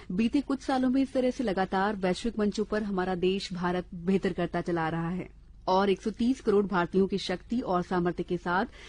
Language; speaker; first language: Hindi; native; Hindi